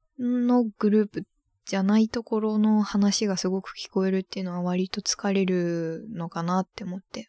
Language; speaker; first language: Japanese; native; Japanese